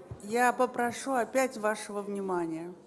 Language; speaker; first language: Russian; native; Russian